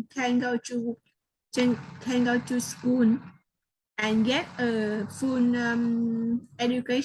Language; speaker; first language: English; non-native, learner; Vietnamese